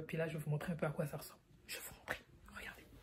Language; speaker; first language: French; native; French